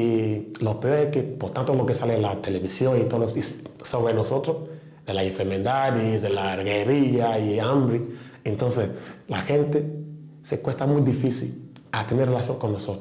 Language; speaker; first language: Spanish; non-native, learner; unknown